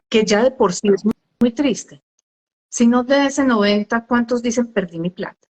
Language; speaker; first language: Spanish; native; Spanish